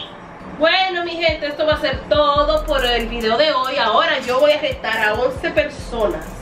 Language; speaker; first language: Spanish; native; Spanish